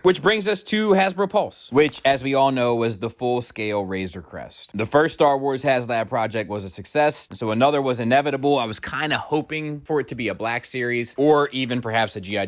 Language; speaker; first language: English; native; English